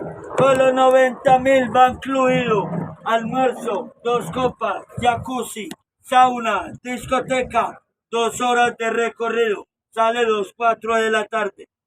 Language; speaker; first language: Spanish; native; Spanish